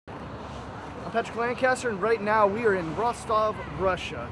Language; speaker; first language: English; native; English